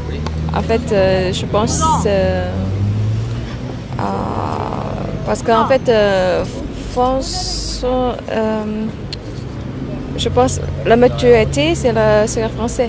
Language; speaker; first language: French; non-native, learner; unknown